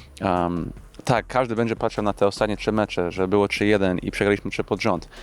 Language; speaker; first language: Polish; early bilingual, heritage; English